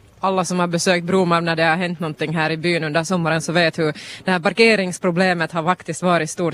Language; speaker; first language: Swedish; native; Swedish